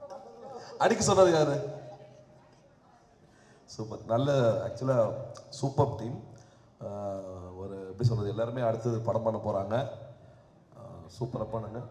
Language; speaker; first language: Tamil; native; Tamil